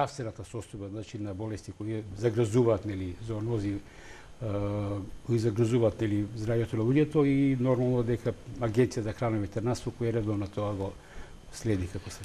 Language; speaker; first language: Macedonian; native; Macedonian